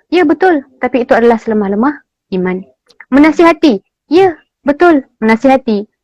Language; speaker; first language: Malay; native; Malay